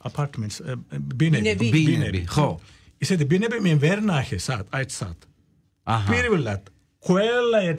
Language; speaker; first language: Georgian; non-native, learner; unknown